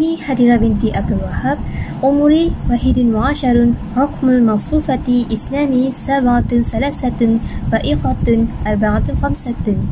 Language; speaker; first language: Arabic; non-native, learner; Malay